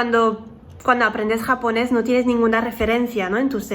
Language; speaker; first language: Spanish; non-native, fluent; French